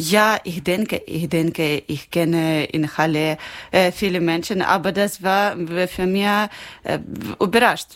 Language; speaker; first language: German; non-native, learner; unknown